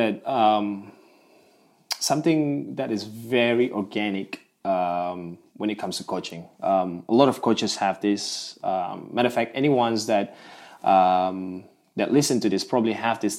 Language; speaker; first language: English; non-native, local second language; Malay